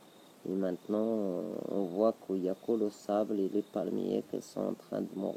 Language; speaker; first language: French; non-native, local second language; Arabic